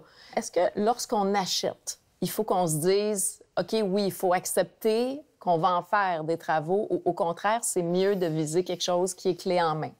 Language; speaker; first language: French; native; French